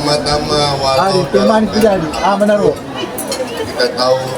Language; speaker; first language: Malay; non-native, local second language; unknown